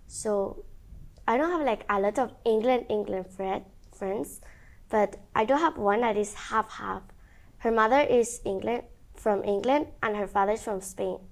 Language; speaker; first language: English; non-native, learner; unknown